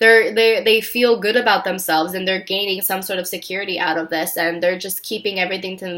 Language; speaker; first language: English; native; English